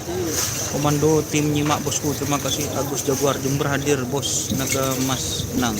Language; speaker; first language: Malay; non-native, local second language; Madurese